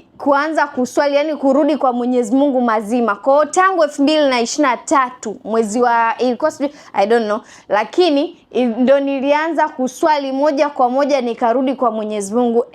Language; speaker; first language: Swahili; native; Swahili